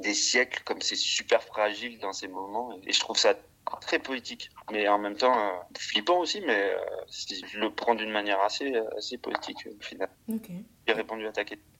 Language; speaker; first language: French; native; French